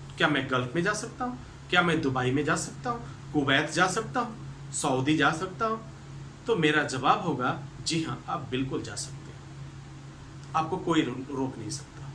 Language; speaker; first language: Hindi; native; Hindi